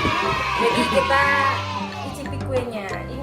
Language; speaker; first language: Malay; native; Malay